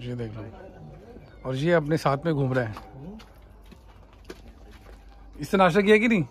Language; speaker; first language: Hindi; native; Hindi